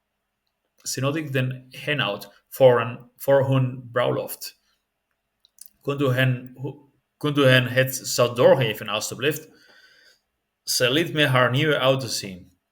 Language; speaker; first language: Dutch; non-native, learner; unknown